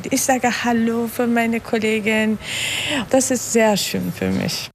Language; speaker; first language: German; non-native, learner; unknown